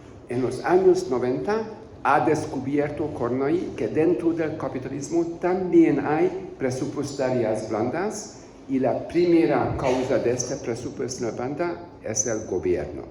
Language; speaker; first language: Spanish; non-native, learner; Hungarian